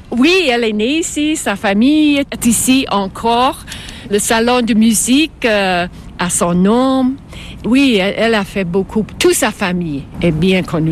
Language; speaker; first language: French; non-native, fluent; English